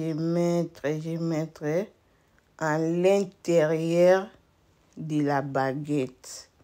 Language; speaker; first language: French; non-native, local second language; Lingala